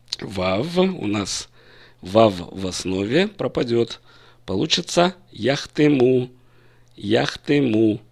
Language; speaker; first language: Russian; native; Russian